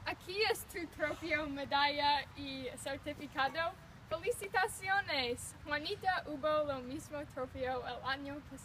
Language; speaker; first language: Spanish; non-native, learner; English